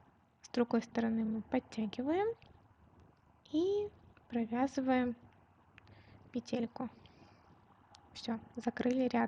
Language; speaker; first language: Russian; native; Russian